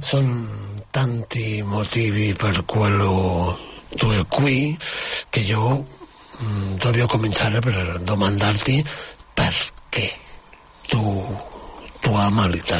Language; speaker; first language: Italian; non-native, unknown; Catalan